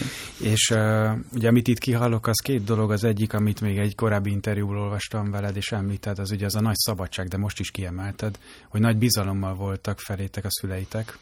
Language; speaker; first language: Hungarian; native; Hungarian